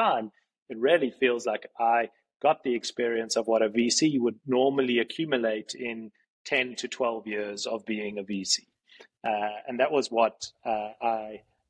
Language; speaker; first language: English; native; English